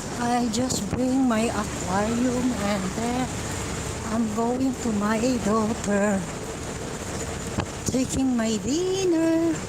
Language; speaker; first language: English; non-native, local second language; Filipino